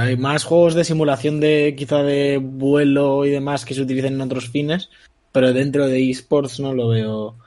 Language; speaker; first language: Spanish; native; Spanish